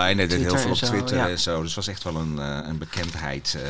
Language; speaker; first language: Dutch; native; Dutch